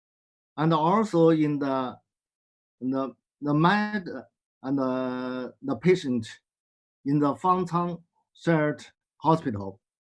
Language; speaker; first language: English; non-native, learner; Chinese